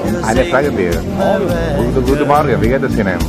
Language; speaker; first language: German; non-native, learner; Spanish